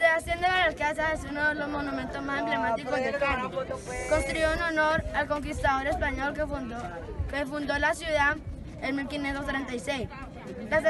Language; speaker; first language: Spanish; native; Spanish